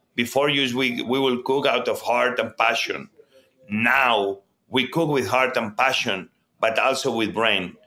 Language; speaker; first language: English; non-native, fluent; Spanish